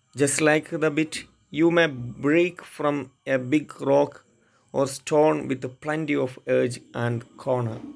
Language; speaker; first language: English; non-native, local second language; Malayalam